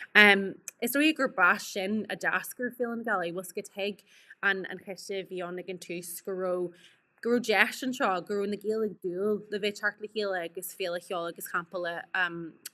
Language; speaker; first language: Irish; native; Irish